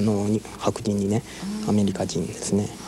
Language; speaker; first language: Japanese; early bilingual, heritage; English